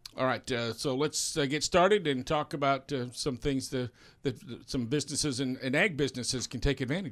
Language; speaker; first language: English; native; English